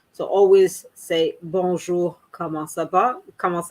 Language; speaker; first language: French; non-native, learner; English